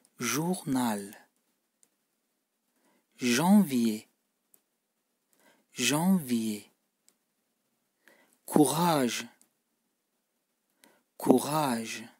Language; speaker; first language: French; non-native, fluent; Turkish